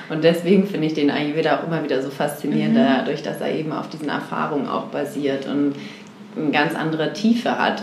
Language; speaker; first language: German; native; German